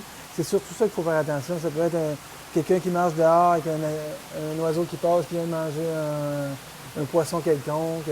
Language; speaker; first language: French; native; French